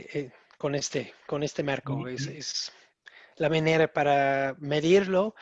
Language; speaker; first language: Spanish; non-native, learner; English